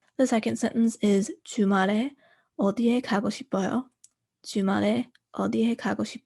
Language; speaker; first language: Korean; non-native, fluent; English